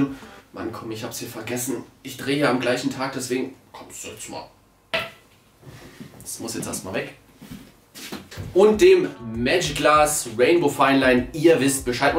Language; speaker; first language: German; native; German